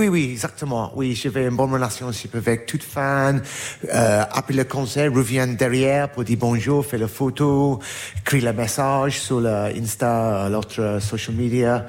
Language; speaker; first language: French; non-native, learner; English